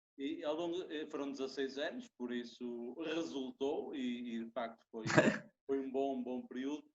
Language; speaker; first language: Portuguese; native; Portuguese